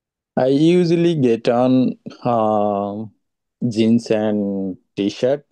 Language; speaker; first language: English; non-native, learner; Bangla